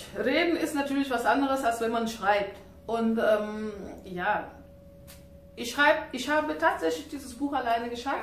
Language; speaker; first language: German; non-native, fluent; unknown